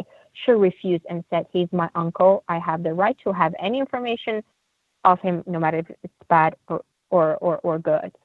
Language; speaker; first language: English; non-native, fluent; Uyghur